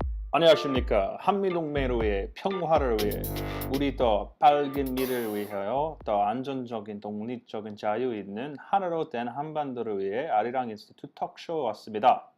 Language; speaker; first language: Korean; non-native, fluent; English